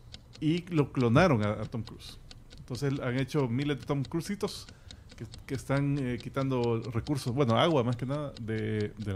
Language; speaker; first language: Spanish; native; Spanish